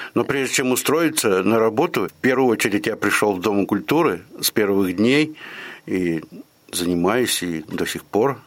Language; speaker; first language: Russian; native; Russian